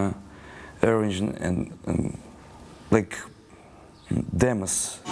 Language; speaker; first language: English; non-native, learner; Russian